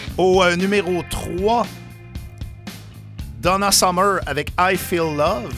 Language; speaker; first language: French; native; French